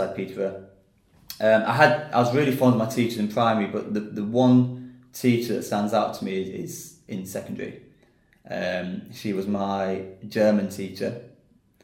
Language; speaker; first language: English; native; English